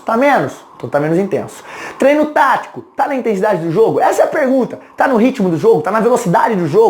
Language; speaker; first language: Portuguese; native; Portuguese